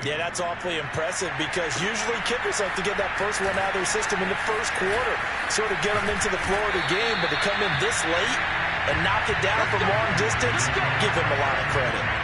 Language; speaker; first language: English; native; English